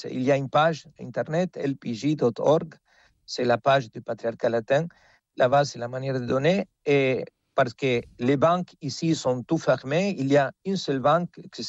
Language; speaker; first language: French; non-native, fluent; Spanish